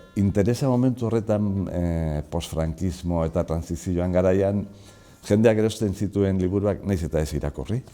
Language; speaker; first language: Basque; native; Basque